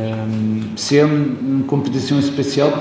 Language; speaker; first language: French; non-native, learner; Portuguese